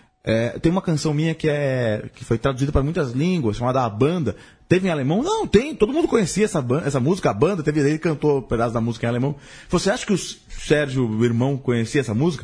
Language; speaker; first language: Portuguese; native; Portuguese